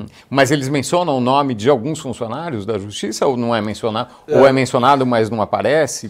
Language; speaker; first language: Portuguese; native; Portuguese